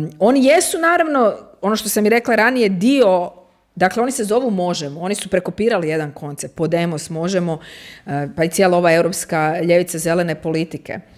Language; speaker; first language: Croatian; native; Croatian